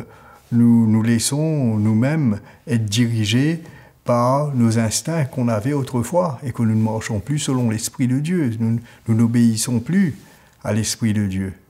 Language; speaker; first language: French; native; French